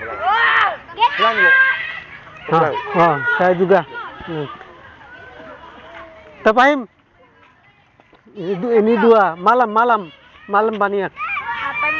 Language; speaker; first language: Indonesian; non-native, learner; Bangla